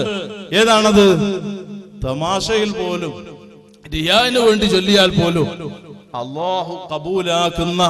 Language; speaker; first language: Malayalam; native; Malayalam